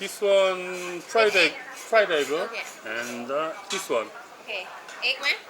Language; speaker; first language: English; non-native, learner; Korean